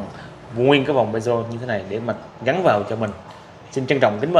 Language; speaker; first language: Vietnamese; native; Vietnamese